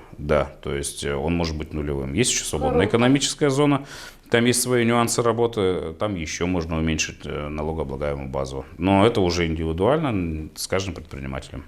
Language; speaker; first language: Russian; native; Russian